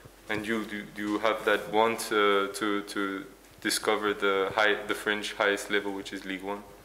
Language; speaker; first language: English; non-native, fluent; French